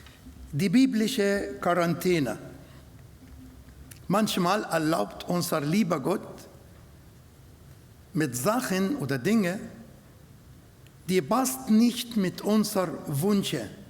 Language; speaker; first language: German; non-native, learner; Arabic